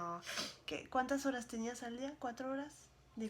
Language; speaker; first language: Spanish; non-native, fluent; French